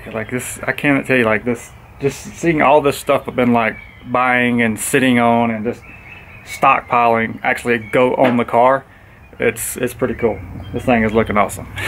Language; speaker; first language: English; native; English